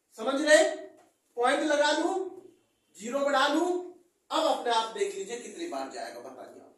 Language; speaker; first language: Hindi; native; Hindi